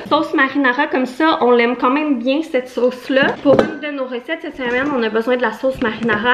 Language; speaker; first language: French; native; French